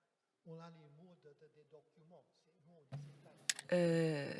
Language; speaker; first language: French; non-native, fluent; Portuguese